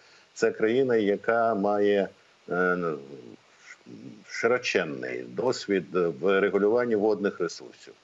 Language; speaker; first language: Ukrainian; native; Ukrainian